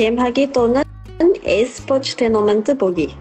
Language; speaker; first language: Korean; non-native, local second language; Indonesian